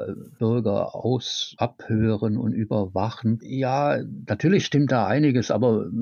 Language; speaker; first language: German; native; German